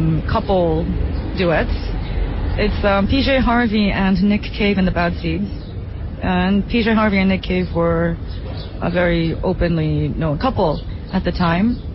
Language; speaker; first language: English; early bilingual, other home language; Japanese